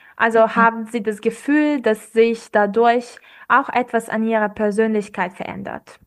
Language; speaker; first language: German; non-native, fluent; Serbian